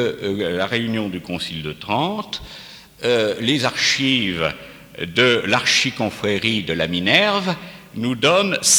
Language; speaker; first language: French; native; French